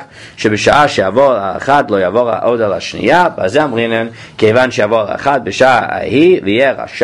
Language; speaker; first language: Hebrew; non-native, fluent; English